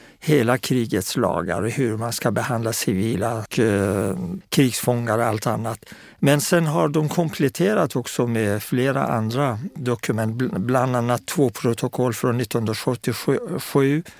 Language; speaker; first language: Swedish; non-native, fluent; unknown